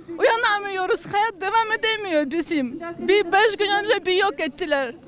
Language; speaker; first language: Turkish; non-native, learner; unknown